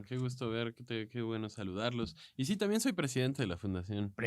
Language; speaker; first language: Spanish; native; Spanish